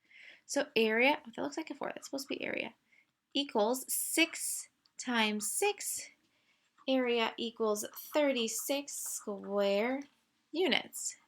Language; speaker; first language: English; native; English